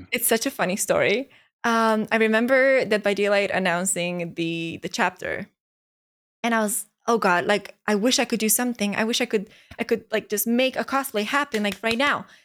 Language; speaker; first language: English; non-native, fluent; Romanian